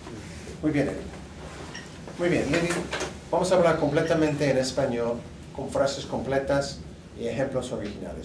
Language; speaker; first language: Spanish; non-native, fluent; English